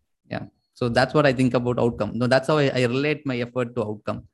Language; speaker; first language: English; non-native, local second language; Tamil